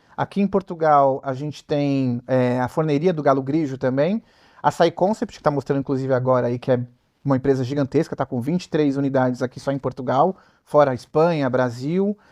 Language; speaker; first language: Portuguese; native; Portuguese